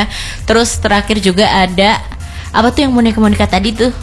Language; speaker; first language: Indonesian; native; Indonesian